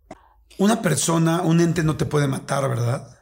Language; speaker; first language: Spanish; native; Spanish